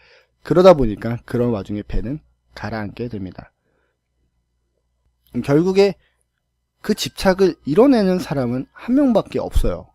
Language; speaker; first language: Korean; native; Korean